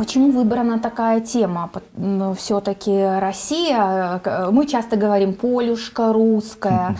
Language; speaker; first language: Russian; native; Russian